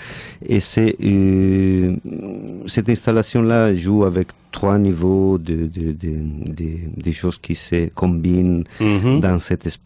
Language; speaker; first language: French; non-native, fluent; Catalan